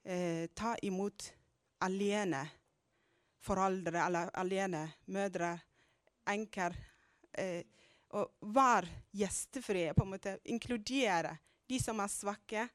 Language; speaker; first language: Norwegian; non-native, fluent; Amharic